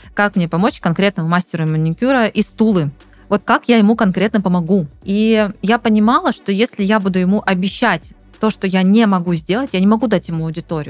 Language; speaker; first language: Russian; native; Russian